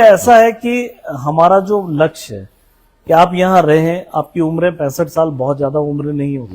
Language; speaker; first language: Hindi; native; Hindi